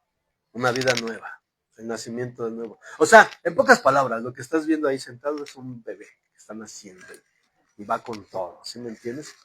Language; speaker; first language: Spanish; native; Spanish